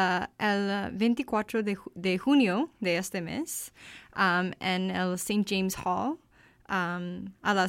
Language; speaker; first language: Spanish; non-native, learner; English